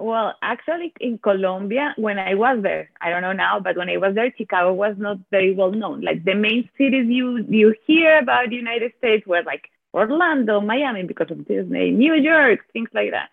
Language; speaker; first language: English; non-native, fluent; Italian